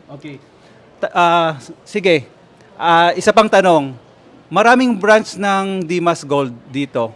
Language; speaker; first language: Filipino; native; Filipino